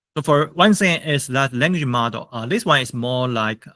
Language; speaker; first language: English; non-native, fluent; Chinese